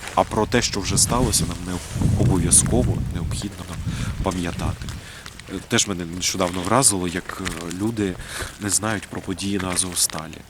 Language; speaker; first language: Ukrainian; non-native, local second language; Russian